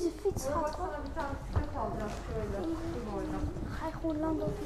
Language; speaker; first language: Dutch; early bilingual, other home language; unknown